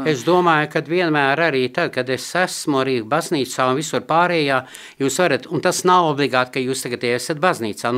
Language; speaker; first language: Latvian; non-native, local second language; Russian